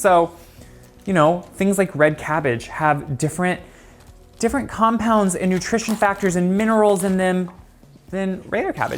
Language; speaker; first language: English; native; English